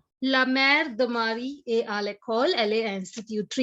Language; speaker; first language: French; non-native, fluent; Hindi